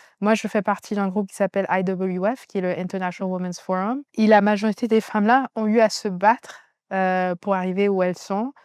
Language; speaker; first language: French; native; French